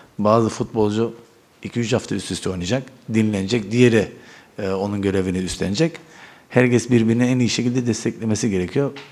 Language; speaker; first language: Turkish; early bilingual, heritage; Turkish